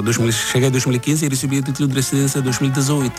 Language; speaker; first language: Portuguese; non-native, learner; Bangla